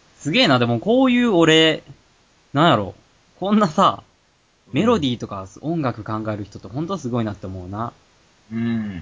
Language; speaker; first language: Japanese; native; Japanese